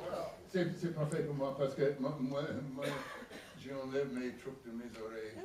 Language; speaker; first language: French; non-native, learner; English